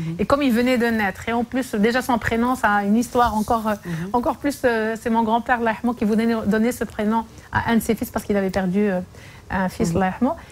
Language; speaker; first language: French; non-native, local second language; Arabic